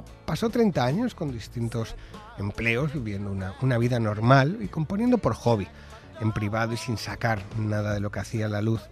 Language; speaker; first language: Spanish; native; Spanish